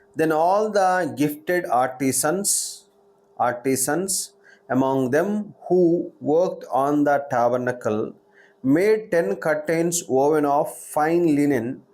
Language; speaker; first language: English; non-native, local second language; Telugu